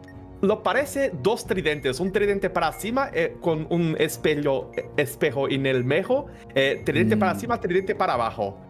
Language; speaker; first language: Spanish; non-native, learner; Portuguese